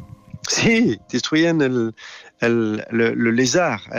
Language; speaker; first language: Spanish; non-native, learner; French